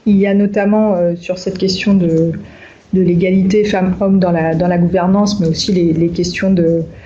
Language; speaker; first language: French; native; French